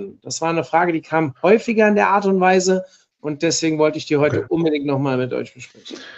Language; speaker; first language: German; native; German